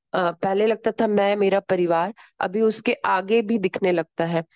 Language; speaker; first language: Hindi; native; Hindi